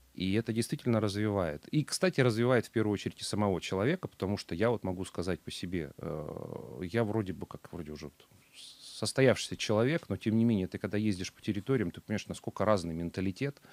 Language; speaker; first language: Russian; native; Russian